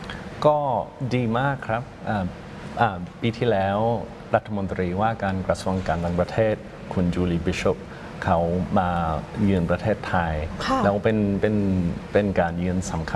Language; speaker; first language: Thai; non-native, fluent; English